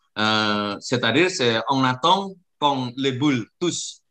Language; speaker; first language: French; non-native, learner; Indonesian